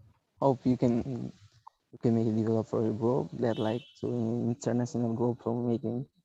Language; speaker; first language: English; non-native, learner; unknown